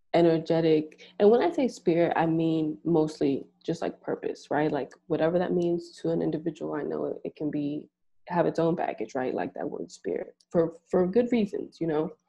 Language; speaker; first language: English; native; English